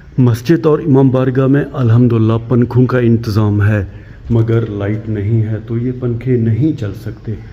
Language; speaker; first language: Urdu; non-native, local second language; Punjabi